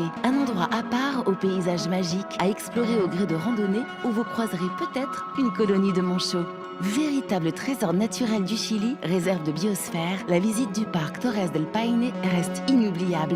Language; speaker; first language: French; native; French